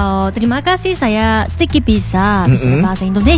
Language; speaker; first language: Indonesian; non-native, learner; Korean